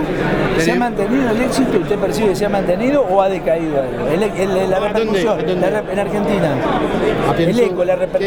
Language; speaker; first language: Spanish; native; Spanish